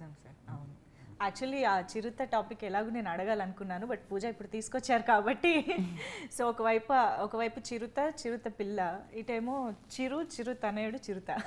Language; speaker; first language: Telugu; native; Telugu